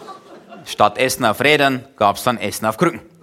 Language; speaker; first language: German; native; German